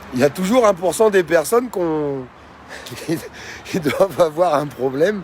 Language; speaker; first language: French; native; French